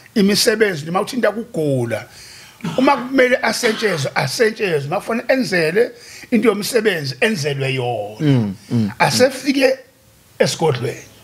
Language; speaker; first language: Zulu; native; Zulu